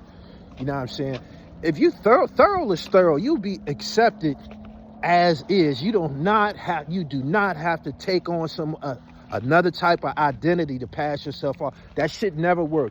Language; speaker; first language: English; native; English